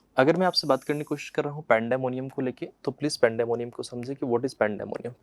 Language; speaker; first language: Hindi; native; Hindi